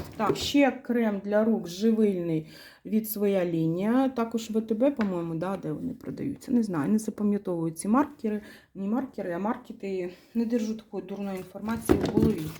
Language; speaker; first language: Ukrainian; non-native, local second language; Russian